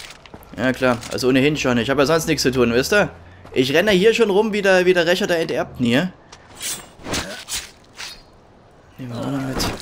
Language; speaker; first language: German; native; German